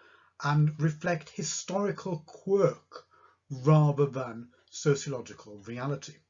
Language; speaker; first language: English; native; English